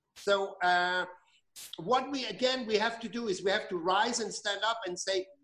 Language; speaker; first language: English; non-native, fluent; German